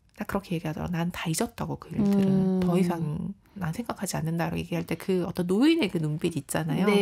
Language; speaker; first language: Korean; native; Korean